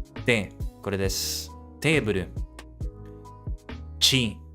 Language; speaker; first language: Japanese; non-native, learner; English